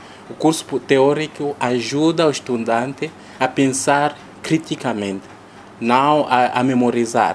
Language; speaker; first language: Portuguese; non-native, learner; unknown